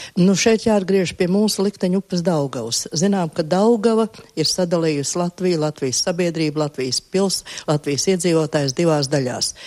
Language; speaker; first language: Latvian; native; Latvian